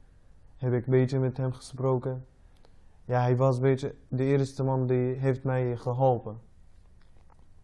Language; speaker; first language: Dutch; non-native, learner; Arabic